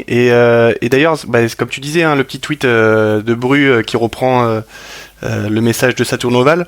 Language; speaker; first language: French; native; French